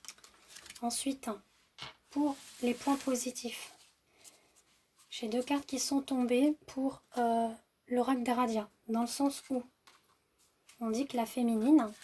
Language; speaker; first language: French; native; French